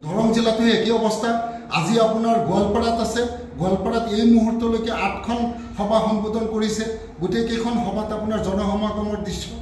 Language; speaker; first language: Assamese; native; Assamese